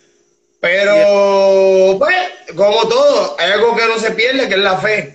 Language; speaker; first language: Spanish; native; Spanish